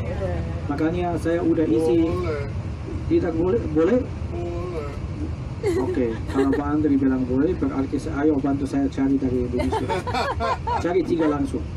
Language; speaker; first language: Indonesian; non-native, fluent; Arabic